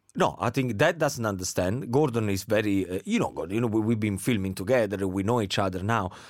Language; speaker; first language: English; non-native, fluent; Italian